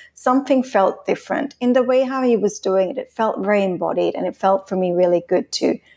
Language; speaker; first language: English; non-native, fluent; Swiss German